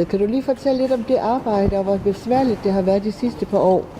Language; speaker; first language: Danish; native; Danish